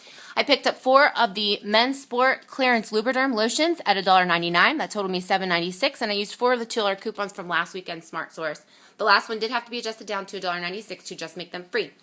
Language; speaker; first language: English; native; English